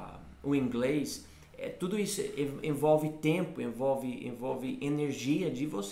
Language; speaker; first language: Portuguese; non-native, fluent; English